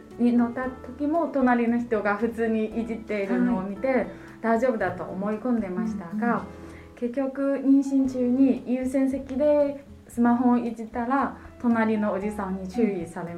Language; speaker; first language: Japanese; non-native, fluent; Chinese